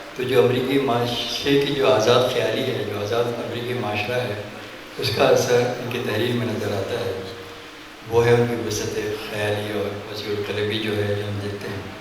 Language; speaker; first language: Urdu; non-native, local second language; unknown